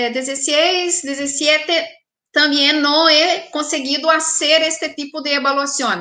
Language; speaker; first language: Spanish; non-native, fluent; Portuguese